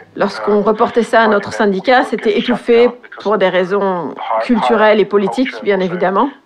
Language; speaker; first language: French; non-native, fluent; English